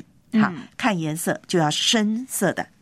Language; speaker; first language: Chinese; native; Chinese